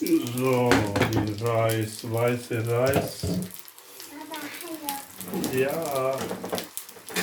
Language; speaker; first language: German; non-native, learner; Urdu